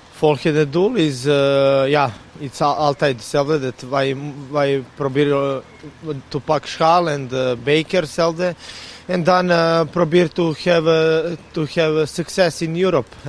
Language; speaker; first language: Dutch; non-native, learner; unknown